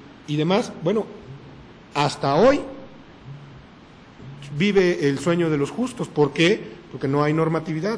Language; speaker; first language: Spanish; native; Spanish